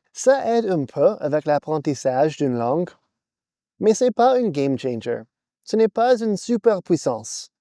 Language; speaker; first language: French; non-native, fluent; English